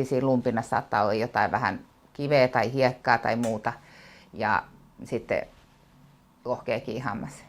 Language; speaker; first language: Finnish; native; Finnish